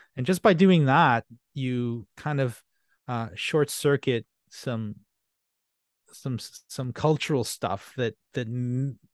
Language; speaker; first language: English; non-native, fluent; French